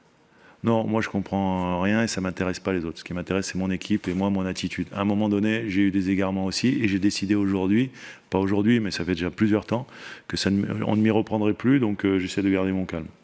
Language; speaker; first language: French; native; French